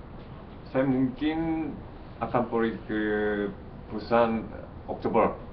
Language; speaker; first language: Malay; non-native, learner; Korean